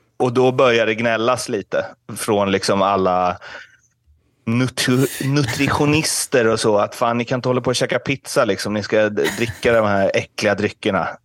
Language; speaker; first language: Swedish; native; Swedish